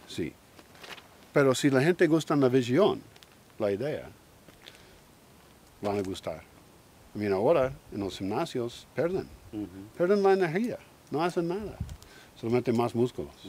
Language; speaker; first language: Spanish; non-native, learner; English